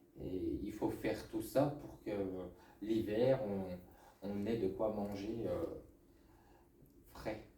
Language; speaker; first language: French; native; French